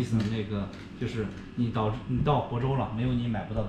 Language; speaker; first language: Chinese; native; Chinese